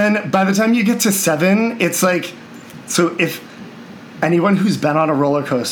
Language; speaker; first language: English; native; English